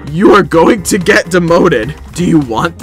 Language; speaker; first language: English; native; English